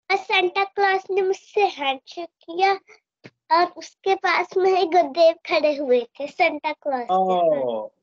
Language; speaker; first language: Hindi; native; Hindi